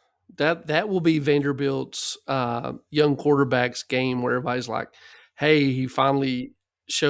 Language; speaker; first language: English; native; English